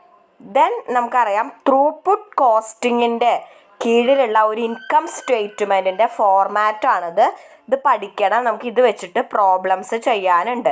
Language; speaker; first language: Malayalam; native; Malayalam